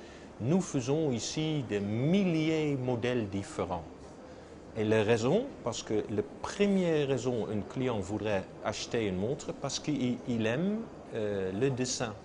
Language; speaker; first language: French; non-native, fluent; Dutch